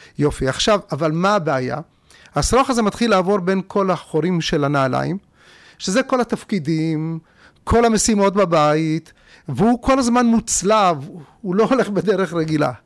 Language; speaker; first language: Hebrew; early bilingual, other home language; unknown